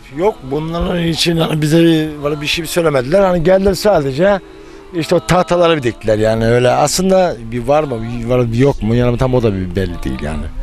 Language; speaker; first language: Turkish; native; Turkish